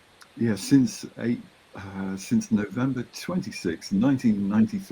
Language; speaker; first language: English; native; English